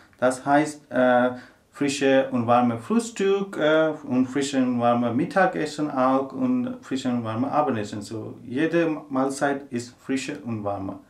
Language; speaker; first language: German; non-native, learner; Gujarati